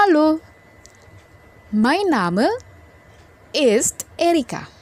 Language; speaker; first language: German; non-native, fluent; Indonesian